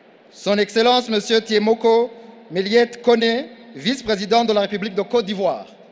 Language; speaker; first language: French; non-native, local second language; Kinyarwanda